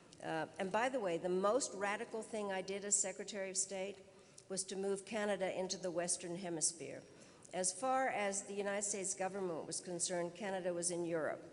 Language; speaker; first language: English; early bilingual, other home language; Czech